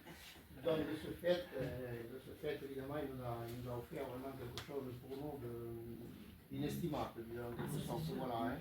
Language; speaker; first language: French; native; French